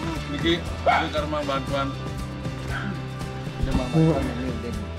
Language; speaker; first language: Indonesian; non-native, local second language; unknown